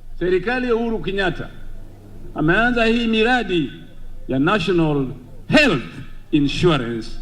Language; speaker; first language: Swahili; non-native, local second language; Luo (Kenya and Tanzania)